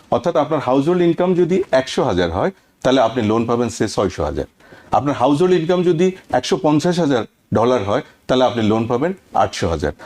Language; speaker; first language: Bangla; native; Bangla